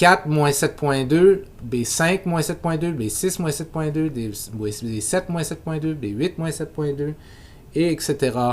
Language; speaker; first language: French; native; French